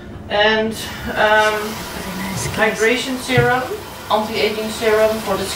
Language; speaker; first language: English; non-native, fluent; Dutch